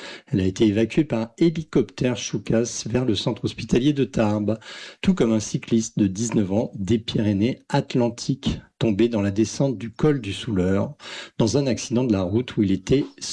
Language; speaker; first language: French; native; French